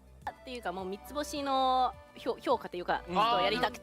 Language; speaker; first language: Japanese; native; Japanese